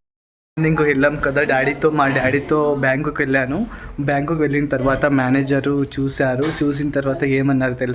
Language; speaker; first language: Telugu; non-native, local second language; Kannada